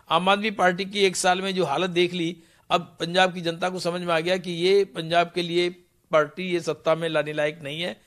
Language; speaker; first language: Hindi; non-native, local second language; Punjabi